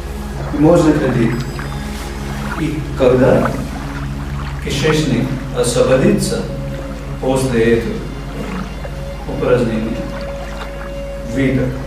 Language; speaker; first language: Russian; non-native, learner; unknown